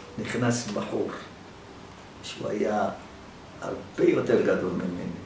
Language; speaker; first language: Hebrew; early bilingual, other home language; Arabic